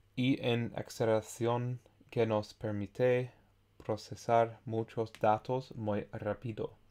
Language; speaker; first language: Spanish; non-native, learner; English